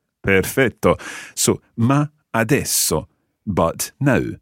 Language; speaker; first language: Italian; non-native, fluent; English